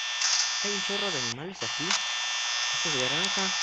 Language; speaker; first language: Spanish; native; Spanish